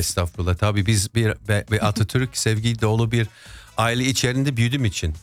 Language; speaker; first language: Turkish; non-native, fluent; English